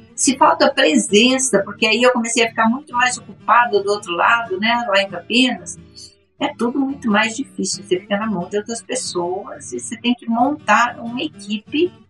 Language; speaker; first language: Portuguese; native; Portuguese